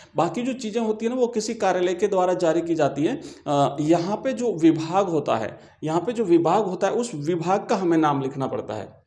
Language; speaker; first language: Hindi; native; Hindi